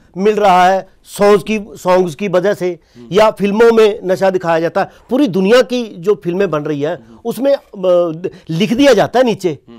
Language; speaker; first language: Hindi; non-native, local second language; Punjabi